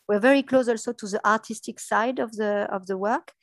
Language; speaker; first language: English; non-native, fluent; French